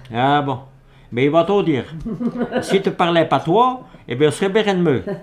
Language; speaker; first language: French; native; French